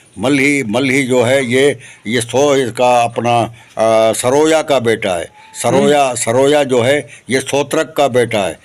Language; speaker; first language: Urdu; non-native, local second language; Sindhi